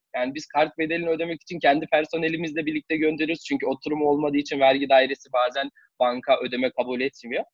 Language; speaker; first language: Turkish; native; Turkish